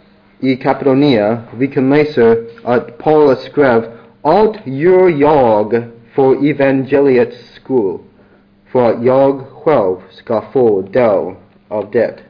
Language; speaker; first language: Swedish; non-native, learner; English